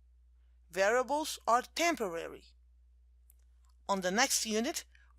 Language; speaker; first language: English; non-native, fluent; Portuguese